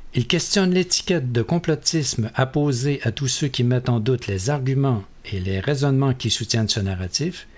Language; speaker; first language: French; native; French